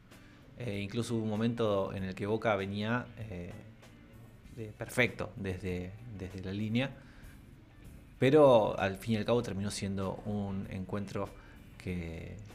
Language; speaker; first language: Spanish; native; Spanish